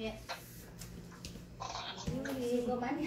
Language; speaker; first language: Korean; non-native, fluent; Vietnamese